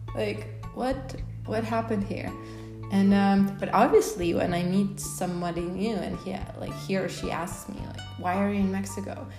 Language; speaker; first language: English; non-native, fluent; Polish